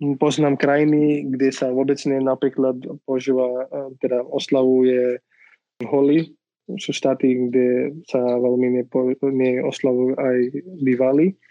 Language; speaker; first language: Slovak; non-native, fluent; Marathi